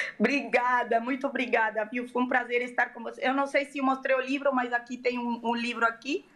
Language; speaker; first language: Portuguese; non-native, fluent; Arabic